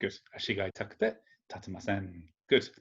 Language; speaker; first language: Japanese; non-native, fluent; English